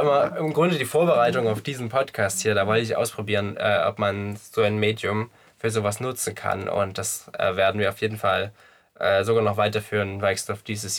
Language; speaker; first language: German; native; German